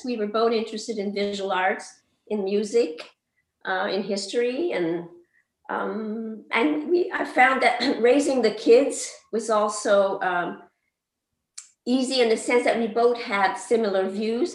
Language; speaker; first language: English; non-native, fluent; French